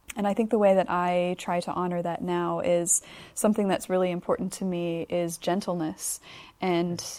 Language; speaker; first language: English; native; English